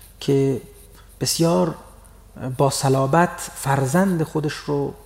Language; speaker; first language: Persian; non-native, local second language; Baluchi